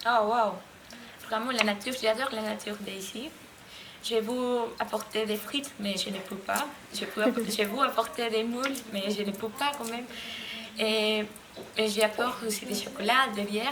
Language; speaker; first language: French; non-native, learner; Spanish